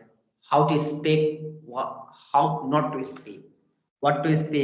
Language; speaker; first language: English; non-native, learner; Bhojpuri